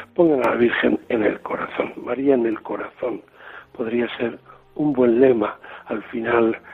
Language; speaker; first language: Spanish; native; Spanish